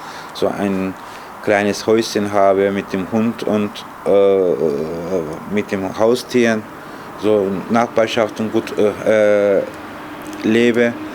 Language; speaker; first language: German; non-native, fluent; Turkish